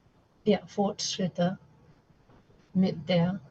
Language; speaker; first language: German; non-native, learner; English